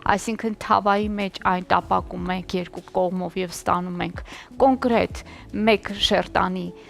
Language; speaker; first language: Armenian; native; Armenian